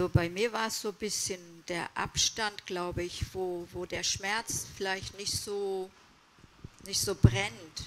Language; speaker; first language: German; early bilingual, other home language; Kurdish